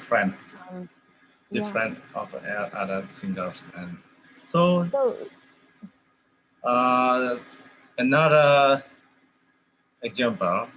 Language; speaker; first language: English; non-native, learner; Tedim Chin